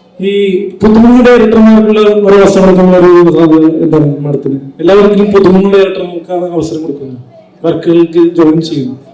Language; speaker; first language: Malayalam; native; Malayalam